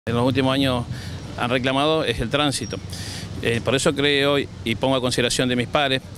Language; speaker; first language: Spanish; native; Spanish